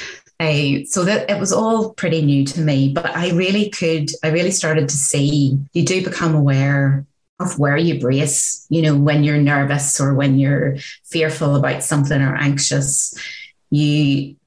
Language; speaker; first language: English; native; English